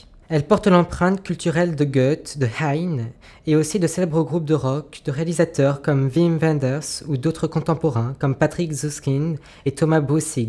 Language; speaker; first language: French; native; French